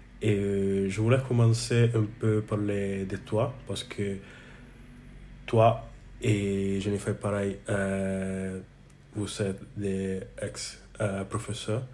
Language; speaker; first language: French; non-native, learner; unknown